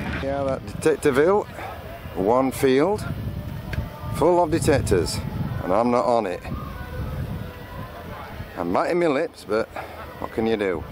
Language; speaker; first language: English; native; English